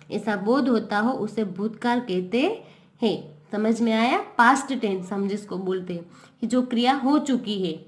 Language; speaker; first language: Hindi; non-native, local second language; Gujarati